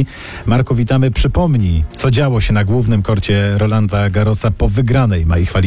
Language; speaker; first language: Polish; native; Polish